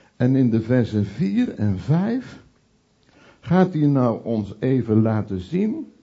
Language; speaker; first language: Dutch; native; Dutch